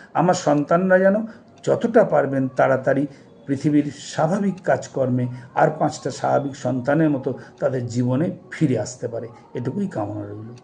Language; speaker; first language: Bangla; native; Bangla